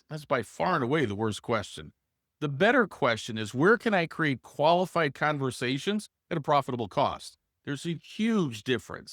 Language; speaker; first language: English; native; English